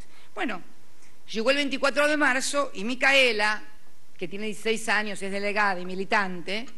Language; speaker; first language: Spanish; native; Spanish